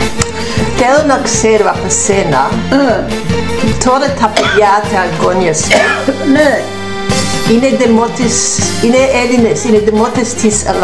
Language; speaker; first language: Greek; non-native, learner; English